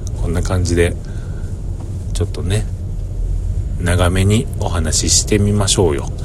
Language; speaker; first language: Japanese; native; Japanese